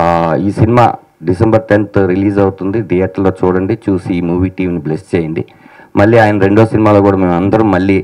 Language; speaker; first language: Telugu; native; Telugu